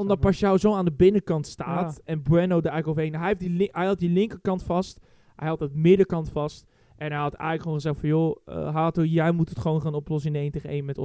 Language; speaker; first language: Dutch; native; Dutch